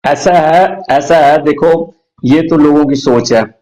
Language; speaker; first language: Hindi; non-native, local second language; Punjabi